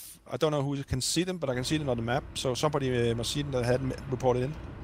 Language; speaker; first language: English; non-native, fluent; Danish